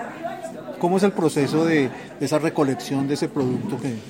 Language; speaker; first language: Spanish; native; Spanish